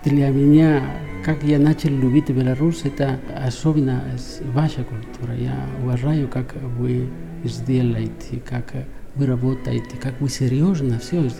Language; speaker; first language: Russian; non-native, learner; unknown